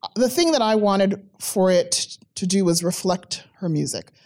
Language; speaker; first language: English; native; English